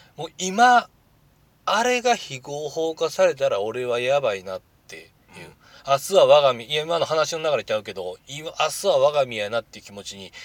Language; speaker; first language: Japanese; native; Japanese